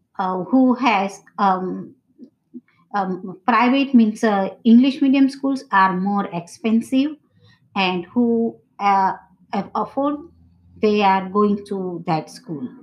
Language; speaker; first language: English; non-native, local second language; Gujarati